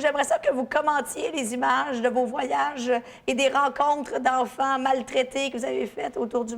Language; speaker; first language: French; native; French